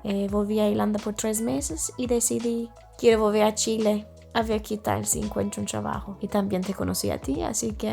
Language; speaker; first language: Spanish; non-native, fluent; English